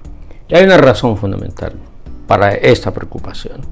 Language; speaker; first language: Spanish; native; Spanish